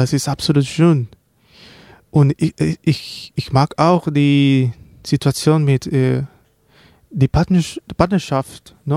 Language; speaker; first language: German; non-native, learner; Spanish